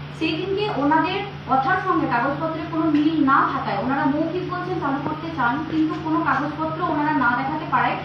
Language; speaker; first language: Bangla; non-native, local second language; Santali